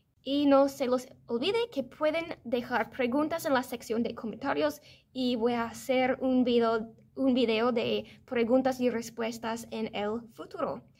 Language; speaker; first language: Spanish; non-native, fluent; English